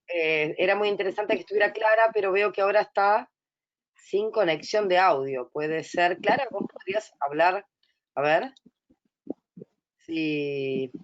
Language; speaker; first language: Spanish; native; Spanish